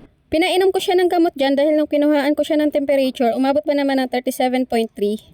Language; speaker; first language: Filipino; native; Filipino